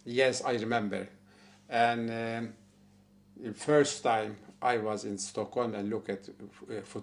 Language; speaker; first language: English; non-native, learner; Turkish